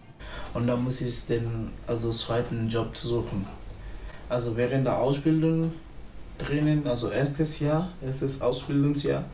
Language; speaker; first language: German; non-native, learner; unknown